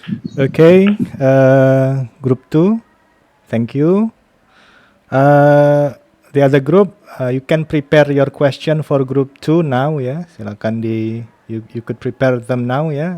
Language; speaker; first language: English; non-native, fluent; Indonesian